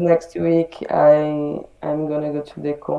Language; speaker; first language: English; non-native, learner; Portuguese